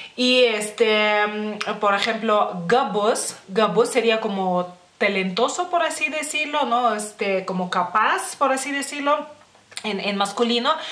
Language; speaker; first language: Spanish; non-native, fluent; Lithuanian